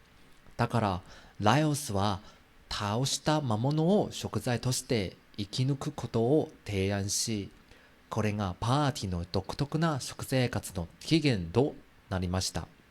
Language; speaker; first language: Japanese; non-native, learner; Chinese